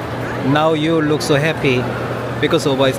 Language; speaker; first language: English; non-native, learner; Korean